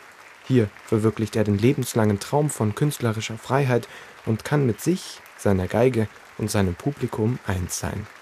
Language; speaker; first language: German; native; German